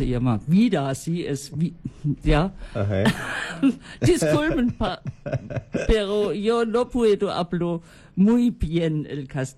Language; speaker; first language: Spanish; non-native, learner; German